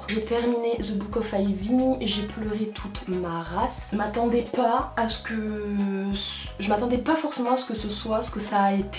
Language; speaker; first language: French; native; French